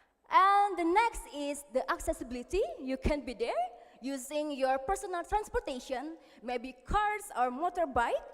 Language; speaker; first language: English; non-native, learner; Indonesian